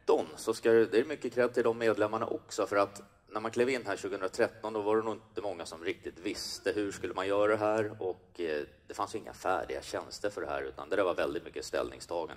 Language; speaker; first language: Swedish; native; Swedish